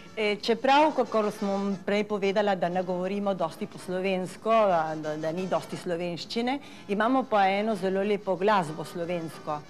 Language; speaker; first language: Slovenian; early bilingual, heritage; Slovenian